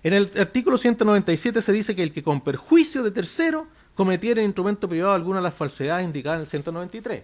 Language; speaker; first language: Spanish; native; Spanish